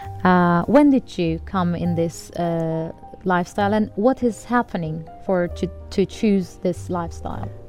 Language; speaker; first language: English; non-native, learner; Turkish